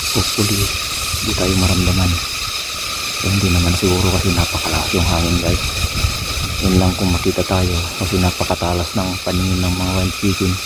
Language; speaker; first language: Filipino; non-native, local second language; Iloko